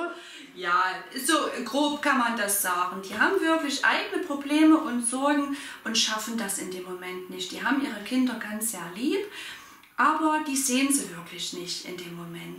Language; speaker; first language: German; native; German